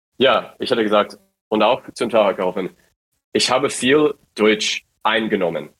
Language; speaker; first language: German; non-native, fluent; English